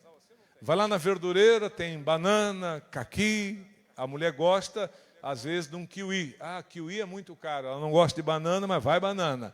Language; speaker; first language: Portuguese; native; Portuguese